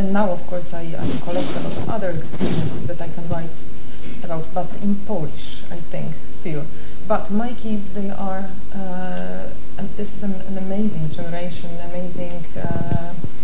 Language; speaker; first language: English; non-native, fluent; Polish